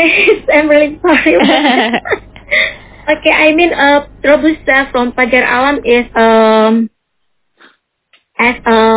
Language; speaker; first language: English; non-native, learner; Indonesian